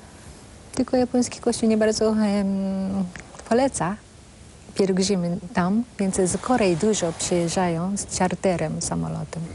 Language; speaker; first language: Polish; non-native, fluent; Japanese